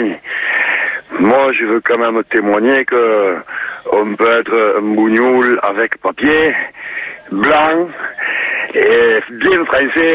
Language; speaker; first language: French; native; French